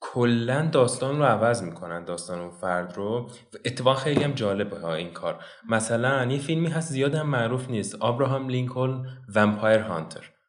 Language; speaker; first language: Persian; non-native, local second language; Azerbaijani